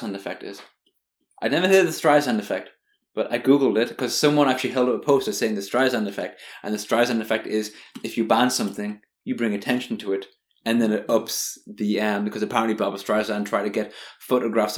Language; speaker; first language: English; native; English